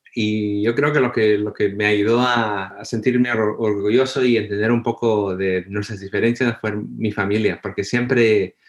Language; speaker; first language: Spanish; early bilingual, heritage; Spanish